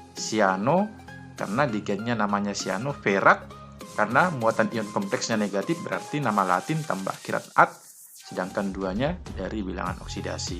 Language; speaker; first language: Indonesian; native; Indonesian